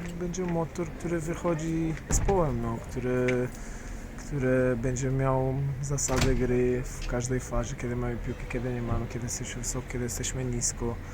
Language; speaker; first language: Polish; non-native, fluent; Portuguese